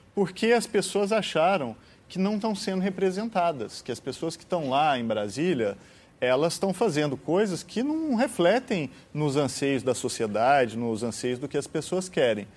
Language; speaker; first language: Portuguese; native; Portuguese